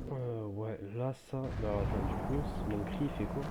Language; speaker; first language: French; native; French